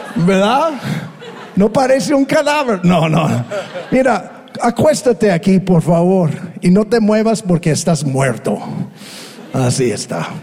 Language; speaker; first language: Spanish; non-native, fluent; English